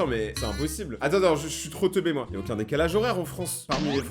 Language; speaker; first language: French; native; French